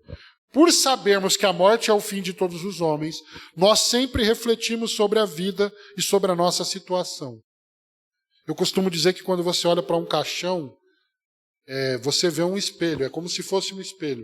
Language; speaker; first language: Portuguese; native; Portuguese